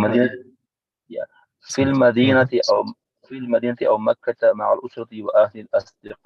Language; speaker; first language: Arabic; non-native, learner; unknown